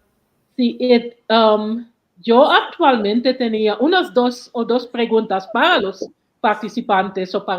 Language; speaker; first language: Spanish; non-native, learner; English